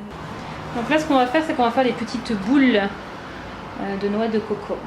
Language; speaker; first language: French; native; French